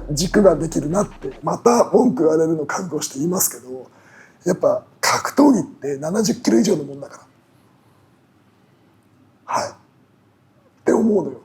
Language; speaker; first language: Japanese; native; Japanese